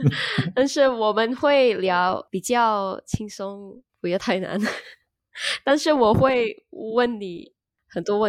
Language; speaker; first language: Chinese; non-native, learner; Indonesian